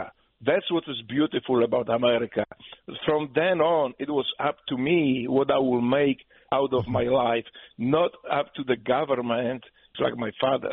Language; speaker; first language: English; non-native, fluent; Polish